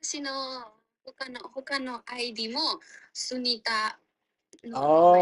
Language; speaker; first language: Japanese; non-native, fluent; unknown